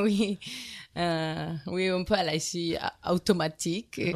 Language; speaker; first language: French; non-native, learner; Spanish